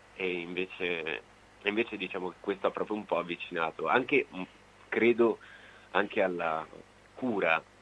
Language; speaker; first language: Italian; native; Italian